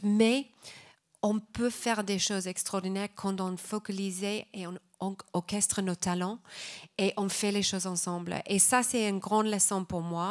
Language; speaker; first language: French; non-native, fluent; English